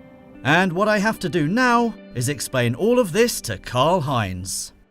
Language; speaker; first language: English; native; English